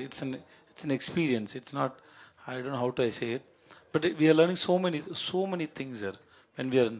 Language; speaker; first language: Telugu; non-native, learner; Tamil